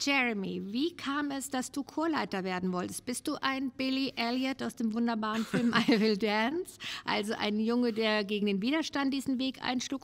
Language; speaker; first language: German; native; German